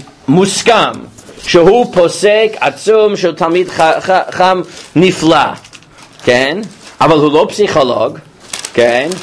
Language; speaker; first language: Hebrew; non-native, fluent; English